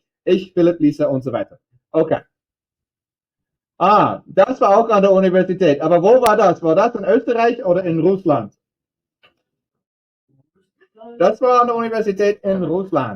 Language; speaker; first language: German; non-native, fluent; English